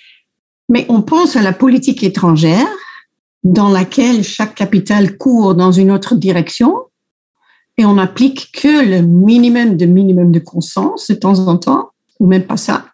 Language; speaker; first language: French; non-native, fluent; Dutch